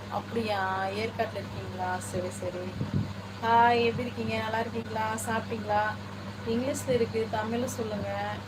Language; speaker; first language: Tamil; non-native, local second language; Telugu